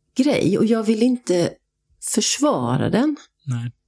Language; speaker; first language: Swedish; native; Swedish